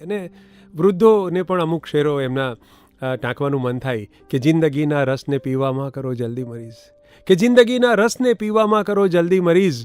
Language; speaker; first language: Gujarati; native; Gujarati